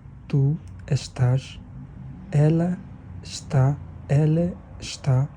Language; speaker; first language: Portuguese; non-native, learner; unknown